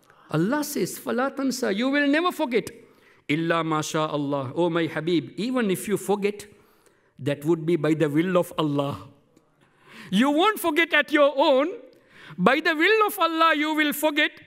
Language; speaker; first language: English; non-native, local second language; Memoni